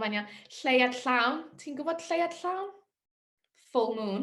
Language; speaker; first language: Welsh; non-native, local second language; English